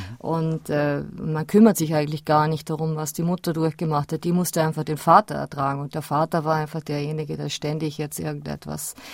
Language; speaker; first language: German; native; German